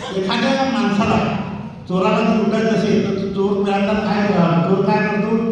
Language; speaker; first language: Marathi; non-native, local second language; Bhili